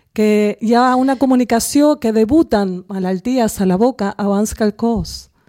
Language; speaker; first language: Catalan; non-native, local second language; Spanish